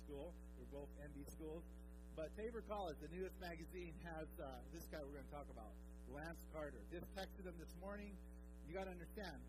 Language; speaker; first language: English; native; English